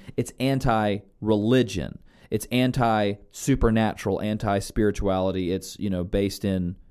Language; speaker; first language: English; native; English